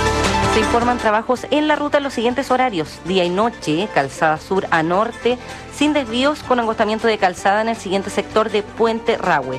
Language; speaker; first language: Spanish; native; Spanish